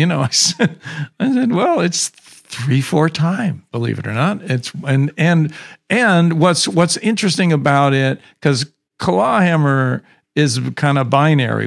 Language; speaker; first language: English; native; English